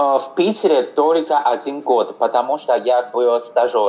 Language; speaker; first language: Russian; non-native, fluent; Chinese